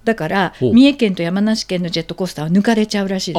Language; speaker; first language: Japanese; native; Japanese